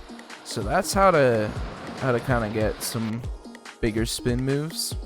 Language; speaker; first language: English; native; English